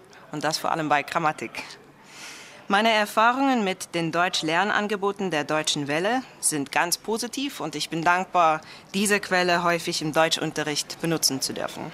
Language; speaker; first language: German; non-native, fluent; Afrikaans